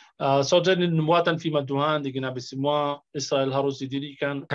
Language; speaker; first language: Indonesian; non-native, fluent; Arabic